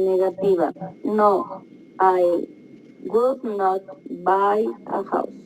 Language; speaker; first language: English; non-native, learner; Spanish